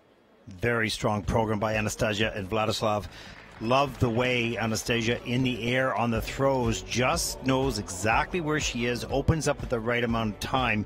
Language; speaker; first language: English; native; English